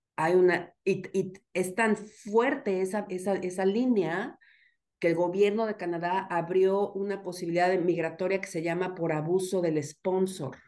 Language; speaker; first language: Spanish; native; Spanish